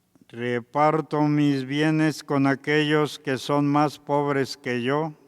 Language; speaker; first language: Spanish; native; Spanish